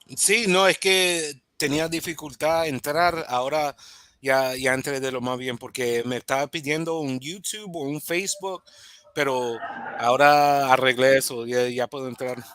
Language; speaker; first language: Spanish; early bilingual, heritage; Spanish